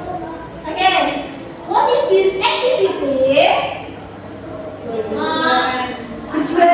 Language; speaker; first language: English; non-native, learner; Indonesian